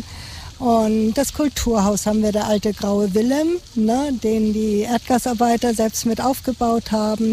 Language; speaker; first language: German; native; German